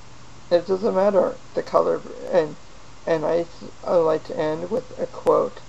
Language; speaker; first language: English; native; English